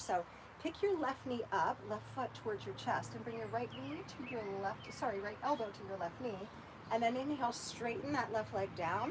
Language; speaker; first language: English; native; English